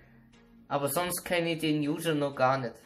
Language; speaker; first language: German; native; German